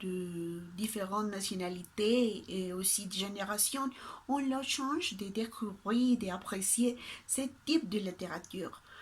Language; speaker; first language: French; non-native, learner; Spanish